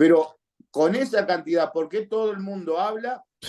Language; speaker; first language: Spanish; native; Spanish